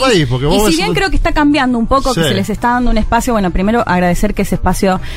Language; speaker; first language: Spanish; native; Spanish